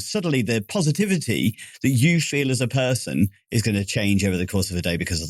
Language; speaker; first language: English; native; English